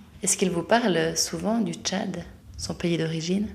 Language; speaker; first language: French; native; French